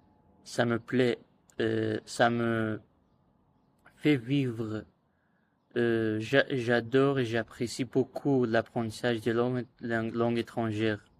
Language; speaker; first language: French; non-native, learner; Azerbaijani